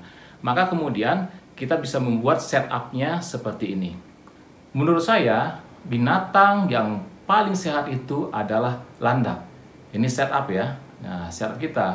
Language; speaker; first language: Indonesian; native; Indonesian